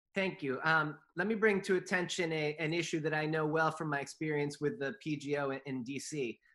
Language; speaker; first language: English; native; English